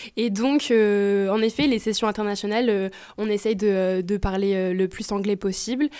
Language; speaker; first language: French; native; French